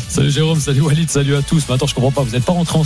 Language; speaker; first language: French; native; French